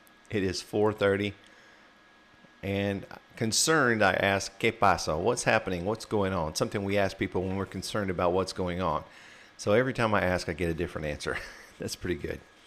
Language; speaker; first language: English; native; English